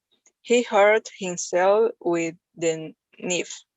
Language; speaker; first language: English; non-native, learner; Spanish